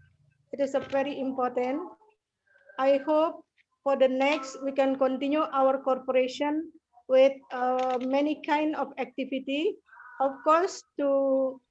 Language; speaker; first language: English; non-native, learner; Indonesian